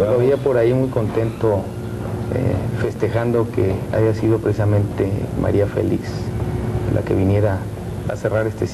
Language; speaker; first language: Spanish; native; Spanish